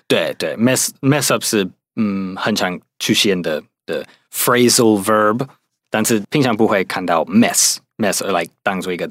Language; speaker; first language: Chinese; non-native, fluent; English